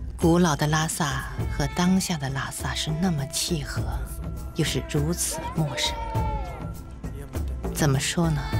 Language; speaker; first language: Chinese; native; Chinese